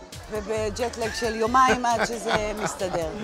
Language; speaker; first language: Hebrew; native; Hebrew